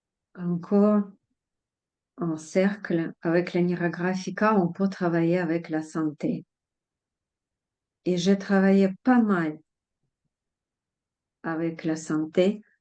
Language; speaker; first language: French; non-native, fluent; Russian